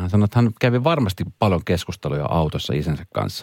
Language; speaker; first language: Finnish; early bilingual, other home language; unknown